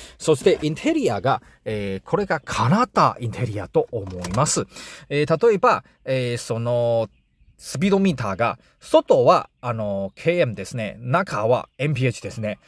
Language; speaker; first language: Japanese; non-native, learner; Chinese